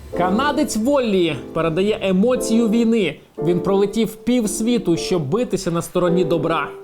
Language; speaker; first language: Ukrainian; native; Ukrainian